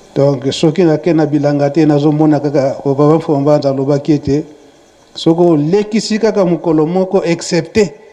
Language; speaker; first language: Lingala; non-native, local second language; Kongo